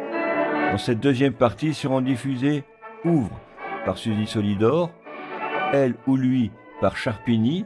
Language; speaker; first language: French; native; French